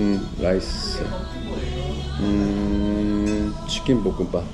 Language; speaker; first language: Korean; native; Korean